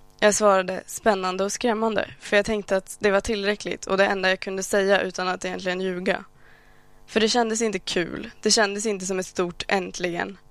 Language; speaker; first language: Swedish; early bilingual, other home language; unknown